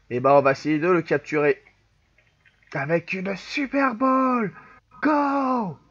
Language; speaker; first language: French; native; French